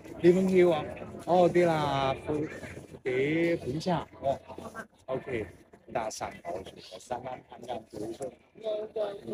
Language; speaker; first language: Vietnamese; non-native, learner; Chinese